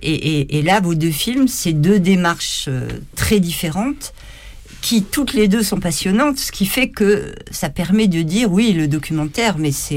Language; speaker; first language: French; native; French